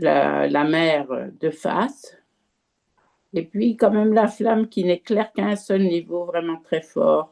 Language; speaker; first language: French; native; French